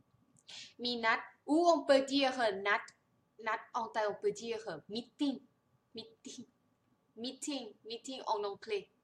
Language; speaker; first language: French; non-native, fluent; Thai